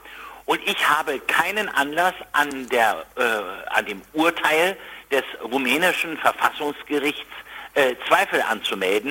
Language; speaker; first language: German; native; German